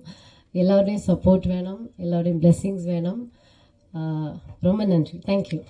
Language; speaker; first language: Tamil; non-native, fluent; Malayalam